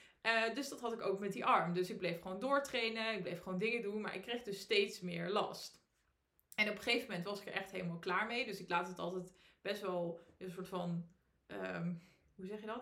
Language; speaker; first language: Dutch; native; Dutch